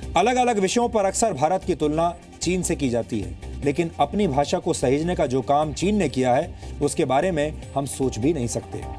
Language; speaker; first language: Hindi; native; Hindi